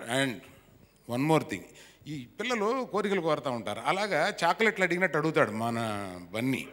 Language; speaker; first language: Telugu; native; Telugu